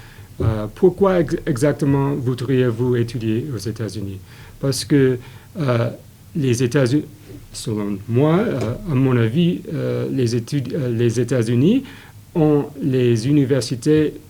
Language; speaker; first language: French; non-native, fluent; English